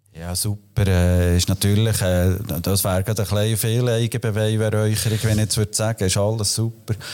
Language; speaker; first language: German; native; German